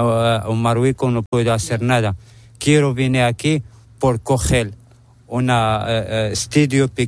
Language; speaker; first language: Spanish; non-native, learner; Arabic